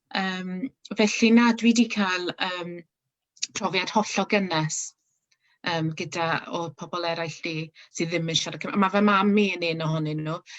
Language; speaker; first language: Welsh; non-native, local second language; English